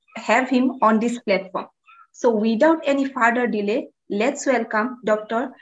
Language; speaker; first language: English; non-native, local second language; Assamese